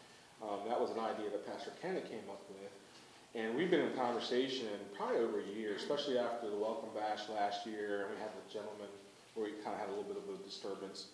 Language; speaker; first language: English; native; English